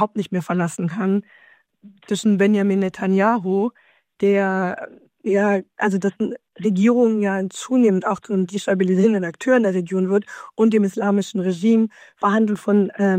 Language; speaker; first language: German; native; German